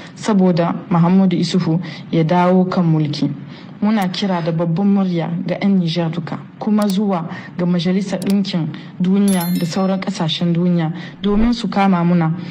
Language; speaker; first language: Hausa; non-native, local second language; Arabic